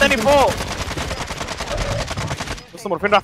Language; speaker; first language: Arabic; native; Arabic